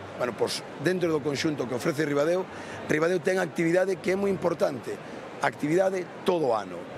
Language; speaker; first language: Galician; native; Galician